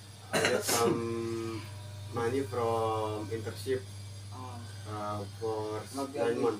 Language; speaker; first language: English; non-native, learner; Indonesian